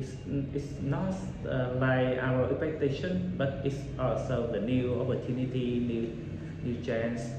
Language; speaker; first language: English; non-native, learner; Vietnamese